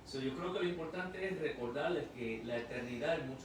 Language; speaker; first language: Spanish; native; Spanish